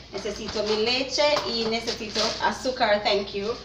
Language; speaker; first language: Spanish; non-native, fluent; English